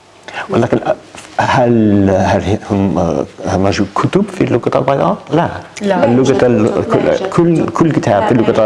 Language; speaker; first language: Arabic; non-native, learner; English